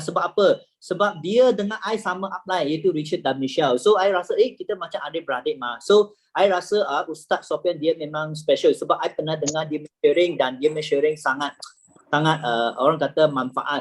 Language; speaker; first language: Malay; native; Malay